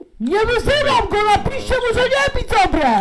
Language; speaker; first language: Polish; native; Polish